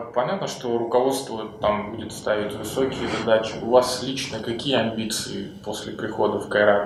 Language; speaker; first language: Russian; native; Russian